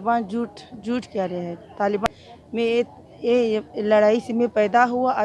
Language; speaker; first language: Hindi; non-native, learner; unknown